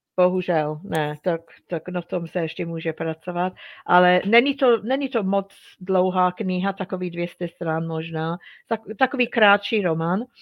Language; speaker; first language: Czech; non-native, fluent; English